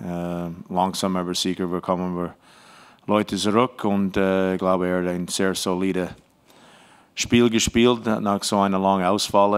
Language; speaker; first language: German; non-native, fluent; English